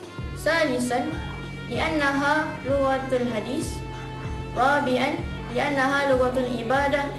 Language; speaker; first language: Arabic; non-native, learner; Malay